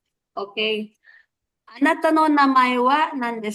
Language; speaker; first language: Japanese; non-native, fluent; Filipino